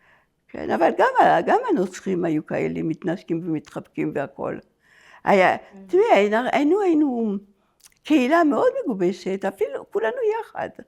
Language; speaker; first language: Hebrew; non-native, fluent; French